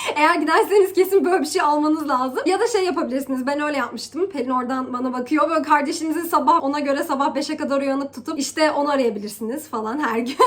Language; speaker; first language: Turkish; early bilingual, heritage; Turkish